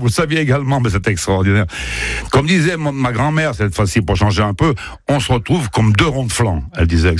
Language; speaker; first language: French; native; French